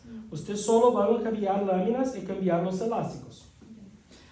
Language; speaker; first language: Spanish; non-native, fluent; Portuguese